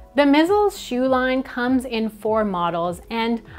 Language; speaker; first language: English; native; English